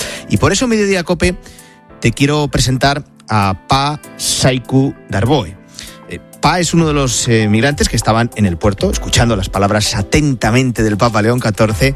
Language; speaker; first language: Spanish; native; Spanish